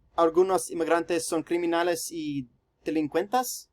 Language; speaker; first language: Spanish; non-native, learner; English